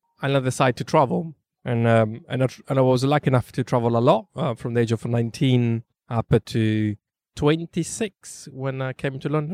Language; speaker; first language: English; non-native, fluent; Italian